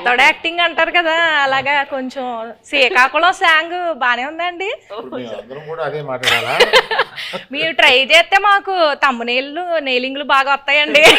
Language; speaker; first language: Telugu; native; Telugu